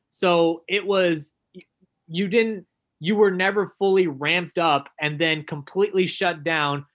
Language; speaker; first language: English; native; English